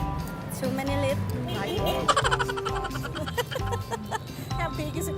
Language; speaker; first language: English; non-native, learner; Vietnamese